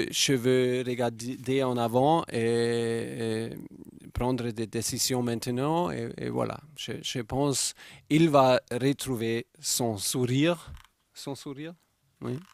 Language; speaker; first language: French; non-native, fluent; German